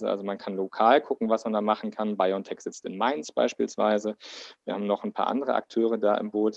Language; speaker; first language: German; native; German